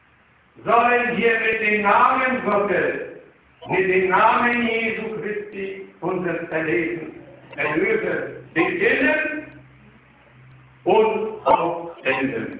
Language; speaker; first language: German; non-native, fluent; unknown